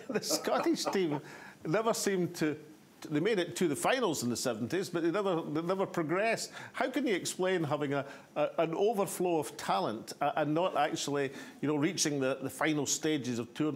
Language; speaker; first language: English; native; English